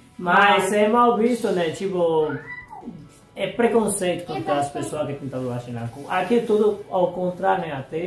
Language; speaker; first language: Portuguese; non-native, fluent; Spanish